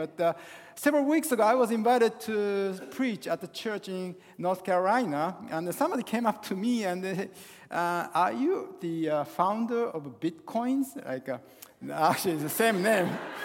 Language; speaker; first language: English; non-native, fluent; Japanese